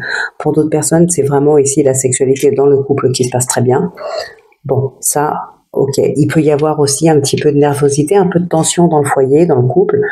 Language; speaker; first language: French; native; French